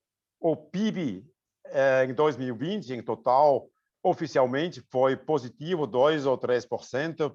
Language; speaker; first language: Portuguese; non-native, fluent; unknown